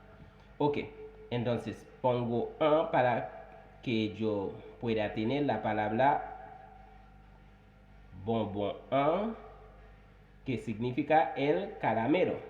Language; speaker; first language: Spanish; non-native, fluent; Haitian Creole